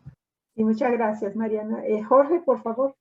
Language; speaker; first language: Spanish; non-native, fluent; Portuguese